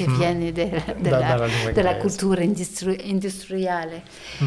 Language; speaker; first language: Italian; non-native, learner; French